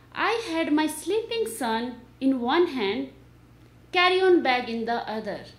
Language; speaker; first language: English; non-native, local second language; Nepali